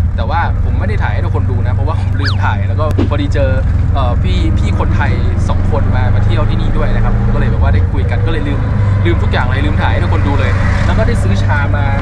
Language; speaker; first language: Thai; native; Thai